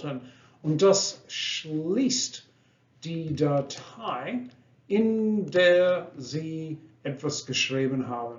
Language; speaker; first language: German; non-native, fluent; English